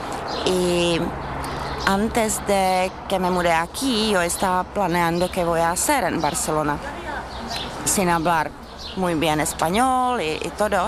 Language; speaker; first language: Spanish; non-native, learner; Czech